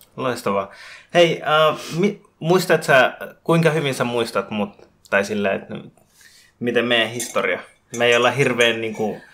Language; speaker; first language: Finnish; early bilingual, other home language; Bangla